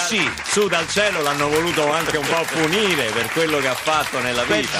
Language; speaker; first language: Italian; native; Italian